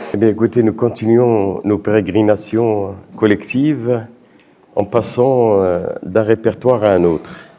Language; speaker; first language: French; non-native, local second language; Arabic